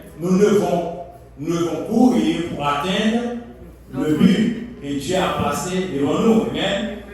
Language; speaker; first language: French; non-native, local second language; Haitian Creole